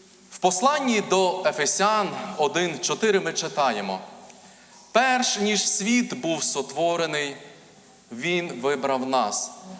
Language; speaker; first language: Ukrainian; native; Ukrainian